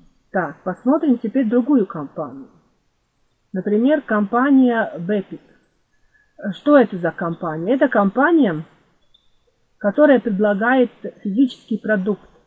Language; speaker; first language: Russian; non-native, fluent; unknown